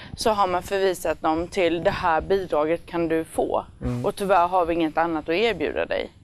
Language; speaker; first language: Swedish; native; Swedish